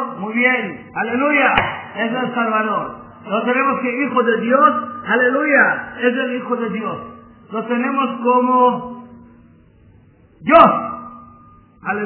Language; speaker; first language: Spanish; non-native, learner; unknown